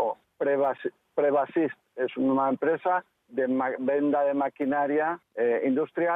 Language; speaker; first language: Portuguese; non-native, learner; Spanish